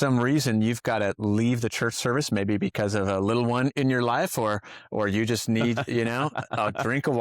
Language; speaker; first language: English; native; English